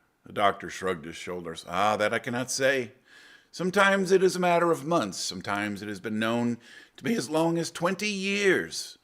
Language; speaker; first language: English; native; English